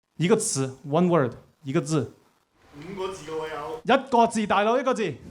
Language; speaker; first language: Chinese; early bilingual, heritage; Cantonese